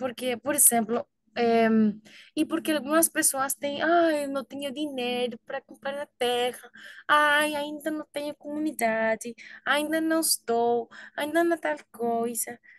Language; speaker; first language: Portuguese; non-native, learner; Spanish